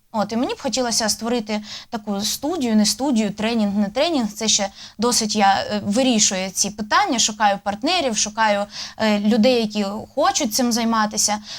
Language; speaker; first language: Ukrainian; native; Ukrainian